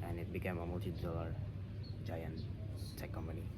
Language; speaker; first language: English; non-native, fluent; Indonesian